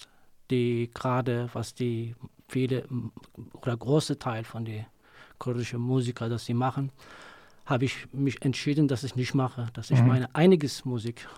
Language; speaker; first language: German; non-native, learner; Kurdish